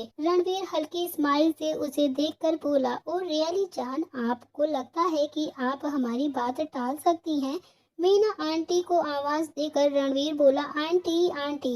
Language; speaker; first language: Hindi; native; Hindi